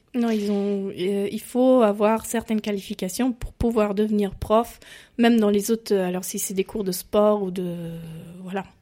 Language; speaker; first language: French; non-native, fluent; German